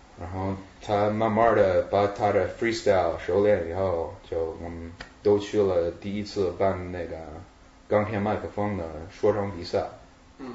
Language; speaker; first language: Chinese; non-native, fluent; English